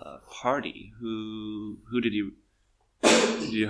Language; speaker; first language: English; non-native, fluent; Swedish